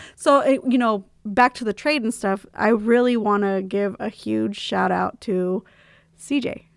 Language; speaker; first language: English; early bilingual, other home language; Spanish